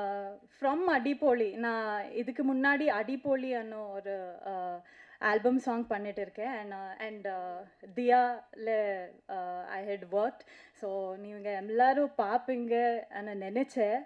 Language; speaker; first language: Tamil; non-native, learner; Kannada